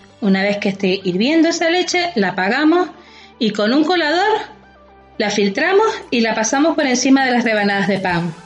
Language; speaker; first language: Spanish; native; Spanish